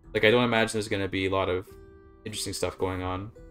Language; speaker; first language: English; native; English